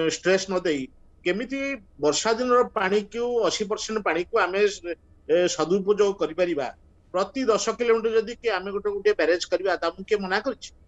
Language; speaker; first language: Odia; native; Odia